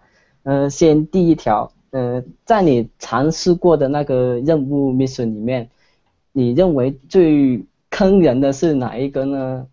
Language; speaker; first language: Chinese; non-native, local second language; Cantonese